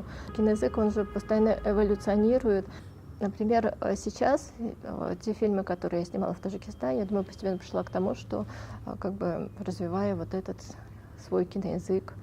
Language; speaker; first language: Russian; non-native, local second language; Tajik